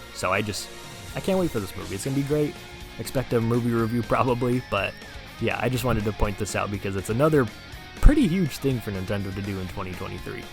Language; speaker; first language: English; native; English